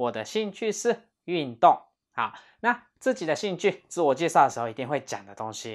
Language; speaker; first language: Chinese; non-native, fluent; Japanese